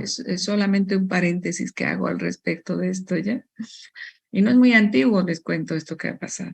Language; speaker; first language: Spanish; native; Spanish